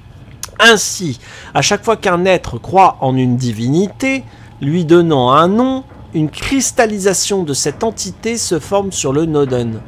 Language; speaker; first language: French; native; French